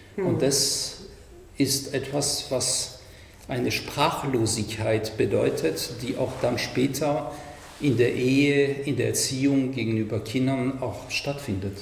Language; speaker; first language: German; non-native, fluent; French